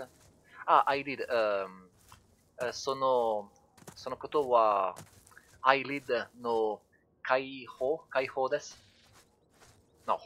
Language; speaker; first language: Japanese; non-native, learner; French